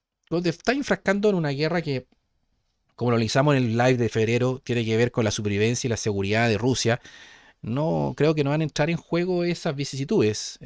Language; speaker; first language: Spanish; native; Spanish